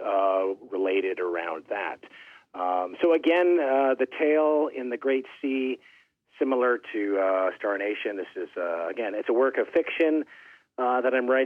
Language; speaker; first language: English; native; English